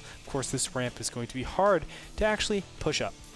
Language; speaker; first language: English; native; English